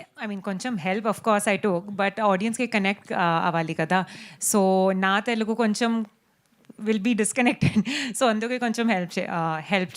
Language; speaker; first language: Telugu; non-native, learner; Hindi